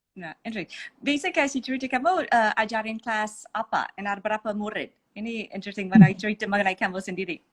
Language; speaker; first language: Indonesian; non-native, fluent; English